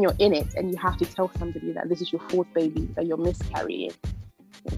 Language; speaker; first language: English; non-native, local second language; Akan